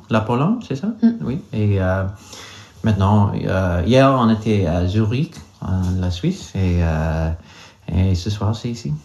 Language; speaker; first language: French; non-native, learner; English